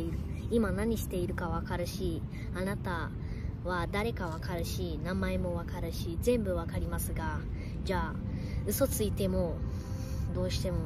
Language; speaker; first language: Japanese; early bilingual, other home language; Portuguese